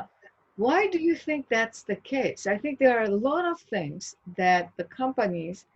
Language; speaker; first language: English; non-native, fluent; Japanese